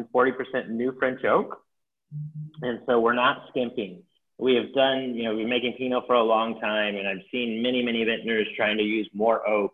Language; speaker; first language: English; native; English